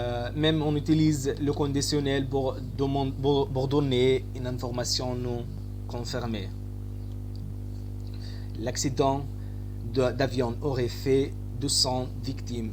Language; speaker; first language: French; non-native, fluent; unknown